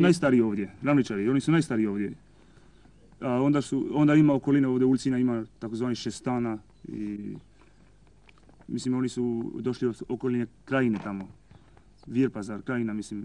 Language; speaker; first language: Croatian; non-native, local second language; Albanian